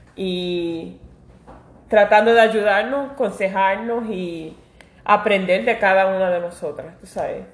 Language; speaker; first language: Spanish; early bilingual, heritage; Spanish